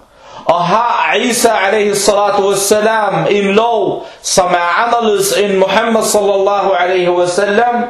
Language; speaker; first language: Danish; non-native, fluent; Arabic